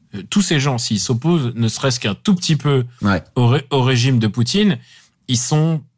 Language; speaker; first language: French; non-native, fluent; Russian